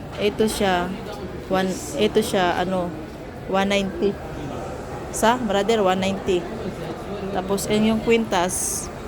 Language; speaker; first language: Filipino; non-native, local second language; Cebuano